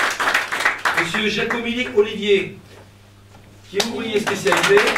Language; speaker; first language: French; native; French